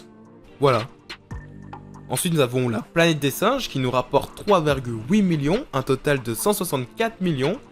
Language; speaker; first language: French; native; French